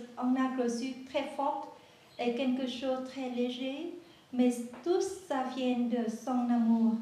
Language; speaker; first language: French; non-native, learner; Vietnamese